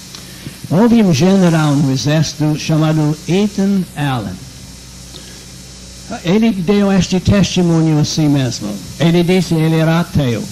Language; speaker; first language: Portuguese; non-native, fluent; English